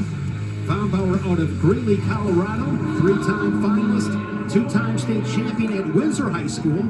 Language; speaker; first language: English; native; English